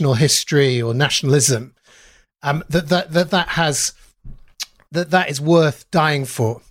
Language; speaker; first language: English; native; English